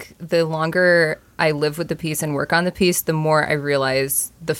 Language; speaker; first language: English; native; English